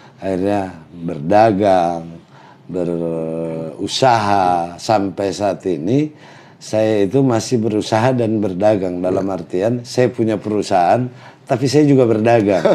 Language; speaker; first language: Indonesian; native; Indonesian